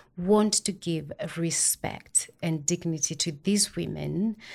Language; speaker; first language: English; non-native, local second language; Kikuyu